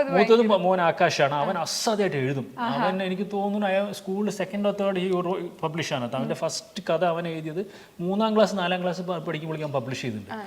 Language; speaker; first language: Malayalam; non-native, local second language; Tulu